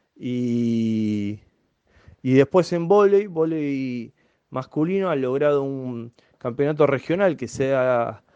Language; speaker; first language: Spanish; native; Spanish